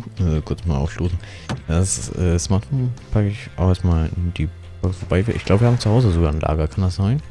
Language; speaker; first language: German; native; German